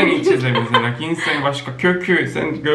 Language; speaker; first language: Turkish; non-native, learner; Korean